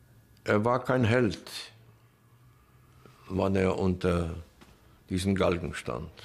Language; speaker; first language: German; non-native, fluent; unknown